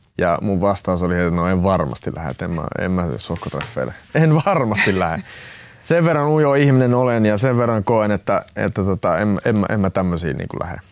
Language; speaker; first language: Finnish; non-native, local second language; Swedish